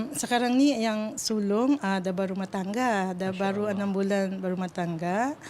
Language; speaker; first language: Malay; non-native, fluent; Filipino